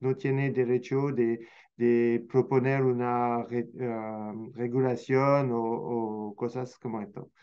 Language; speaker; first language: Spanish; non-native, fluent; French